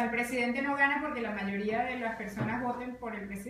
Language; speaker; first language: Spanish; native; Spanish